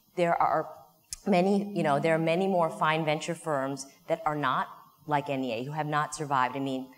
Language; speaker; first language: English; native; English